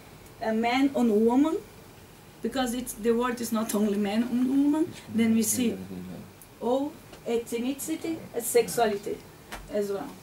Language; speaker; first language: English; non-native, learner; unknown